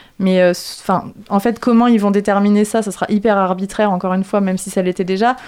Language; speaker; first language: French; native; French